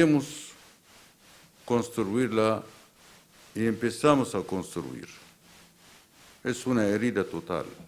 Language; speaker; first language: Spanish; non-native, fluent; Arabic